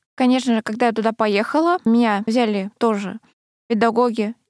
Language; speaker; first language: Russian; native; Russian